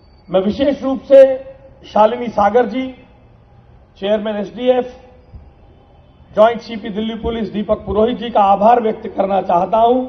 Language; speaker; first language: Hindi; native; Hindi